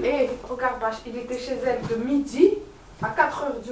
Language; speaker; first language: French; native; French